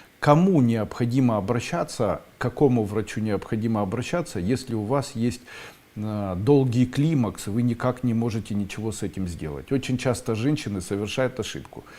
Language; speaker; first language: Russian; native; Russian